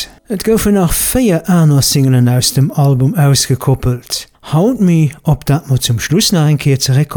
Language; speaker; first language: German; non-native, local second language; Luxembourgish